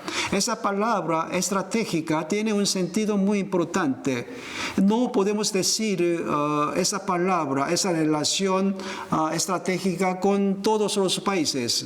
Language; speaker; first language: Spanish; non-native, fluent; Korean